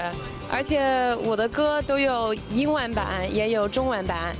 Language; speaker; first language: Chinese; non-native, fluent; English